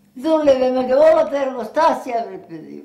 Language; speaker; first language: Greek; early bilingual, heritage; Greek